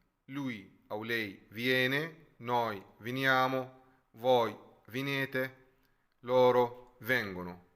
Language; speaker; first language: Italian; non-native, fluent; Arabic